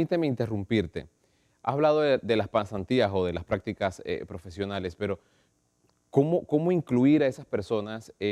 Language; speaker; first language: Spanish; native; Spanish